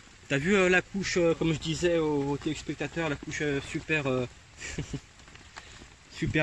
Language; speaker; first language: French; native; French